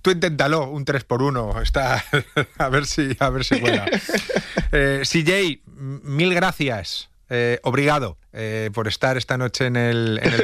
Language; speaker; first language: Spanish; native; Spanish